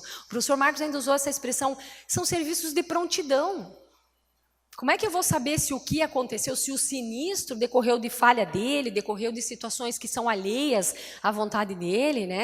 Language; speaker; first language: Portuguese; native; Portuguese